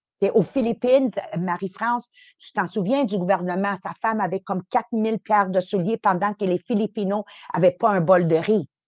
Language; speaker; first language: French; early bilingual, other home language; Italian